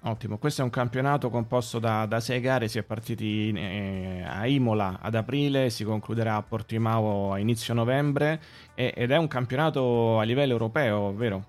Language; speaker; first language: Italian; native; Italian